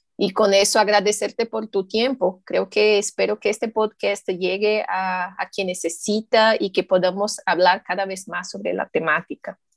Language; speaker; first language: Spanish; non-native, fluent; Portuguese